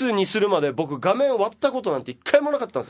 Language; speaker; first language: Japanese; native; Japanese